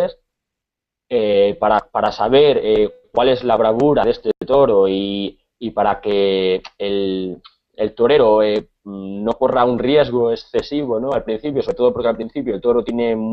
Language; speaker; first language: Spanish; native; Spanish